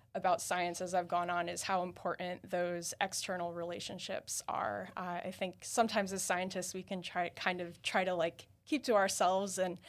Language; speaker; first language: English; native; English